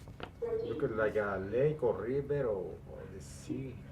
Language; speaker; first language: English; non-native, learner; Spanish